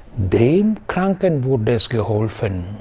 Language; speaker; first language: German; non-native, fluent; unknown